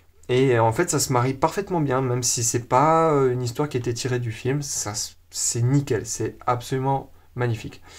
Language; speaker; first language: French; native; French